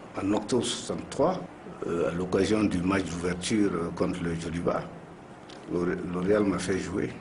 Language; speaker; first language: French; non-native, local second language; Bambara